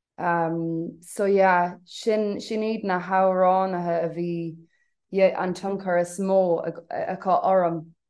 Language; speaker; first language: Irish; non-native, local second language; English